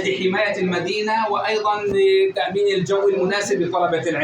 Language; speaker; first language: Arabic; native; Arabic